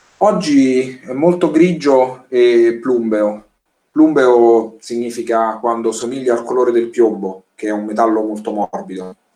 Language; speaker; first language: Italian; native; Italian